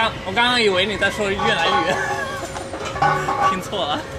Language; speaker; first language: Chinese; non-native, fluent; English